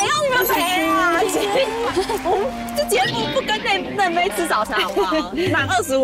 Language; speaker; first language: Chinese; native; Chinese